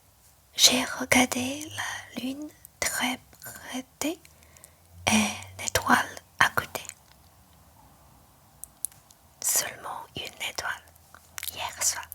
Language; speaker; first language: French; non-native, learner; Chinese